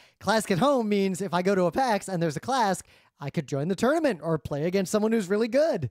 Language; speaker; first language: English; native; English